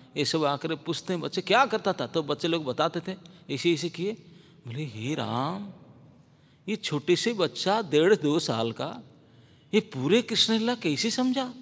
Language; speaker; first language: Hindi; non-native, local second language; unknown